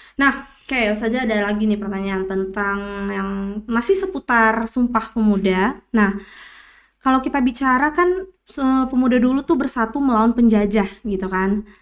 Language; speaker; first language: Indonesian; native; Indonesian